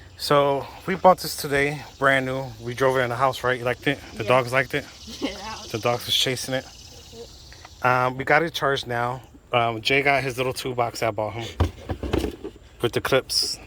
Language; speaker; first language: English; native; English